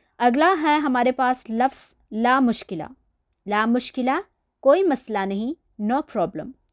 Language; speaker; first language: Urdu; native; Urdu